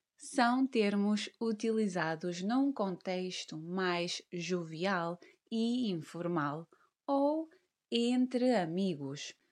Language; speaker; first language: Portuguese; native; Portuguese